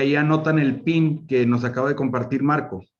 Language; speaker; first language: Spanish; native; Spanish